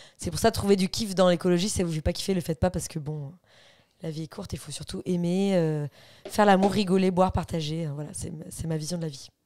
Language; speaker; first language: French; native; French